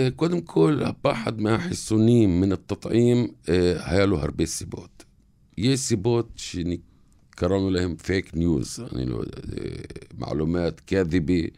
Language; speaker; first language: Hebrew; non-native, local second language; Arabic